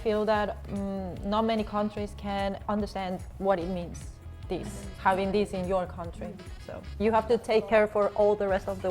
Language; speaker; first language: English; non-native, fluent; Spanish